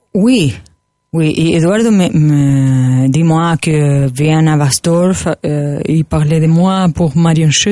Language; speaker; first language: French; non-native, learner; Spanish